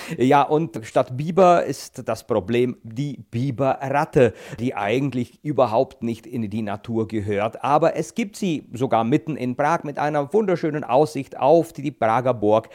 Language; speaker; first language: German; non-native, fluent; Czech